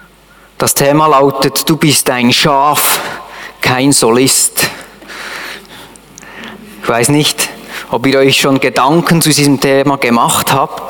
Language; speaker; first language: German; native; German